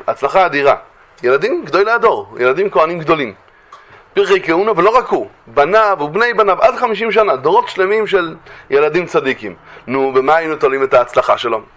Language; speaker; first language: Hebrew; native; Hebrew